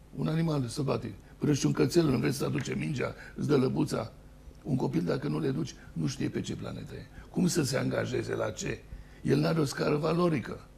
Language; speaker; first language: Romanian; native; Romanian